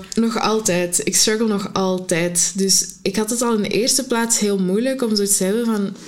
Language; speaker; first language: Dutch; early bilingual, other home language; Arabic